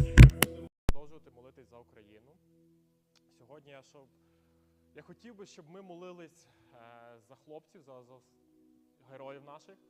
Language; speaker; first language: Ukrainian; native; Ukrainian